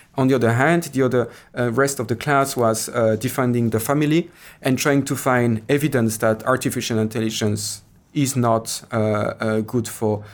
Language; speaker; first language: English; non-native, fluent; French